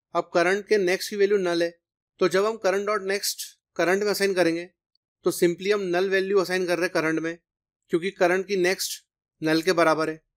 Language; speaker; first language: Hindi; native; Hindi